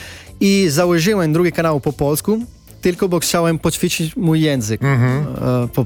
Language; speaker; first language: Polish; non-native, fluent; Italian